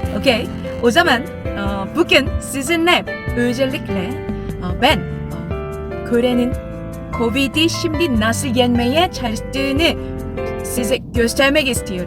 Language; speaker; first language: Turkish; non-native, learner; Korean